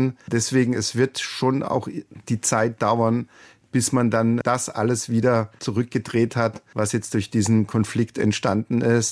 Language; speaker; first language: German; native; German